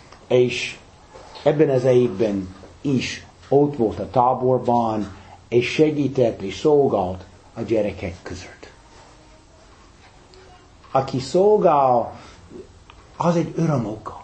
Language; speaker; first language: Hungarian; non-native, fluent; English